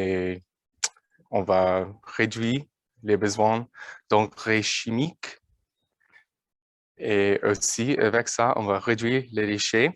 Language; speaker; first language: French; non-native, learner; English